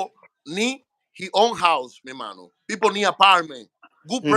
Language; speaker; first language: English; non-native, learner; Spanish